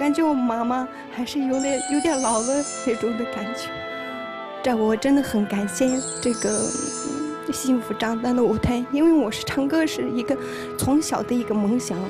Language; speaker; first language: Chinese; non-native, local second language; Mongolian